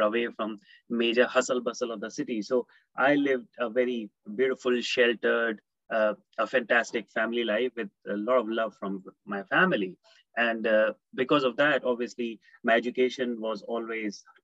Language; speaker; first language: English; non-native, local second language; Hindi